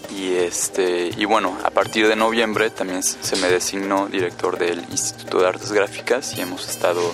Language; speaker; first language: Spanish; native; Spanish